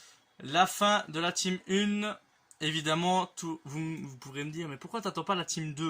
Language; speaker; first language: French; native; French